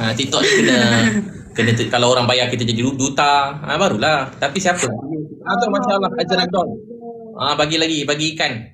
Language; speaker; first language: Malay; native; Malay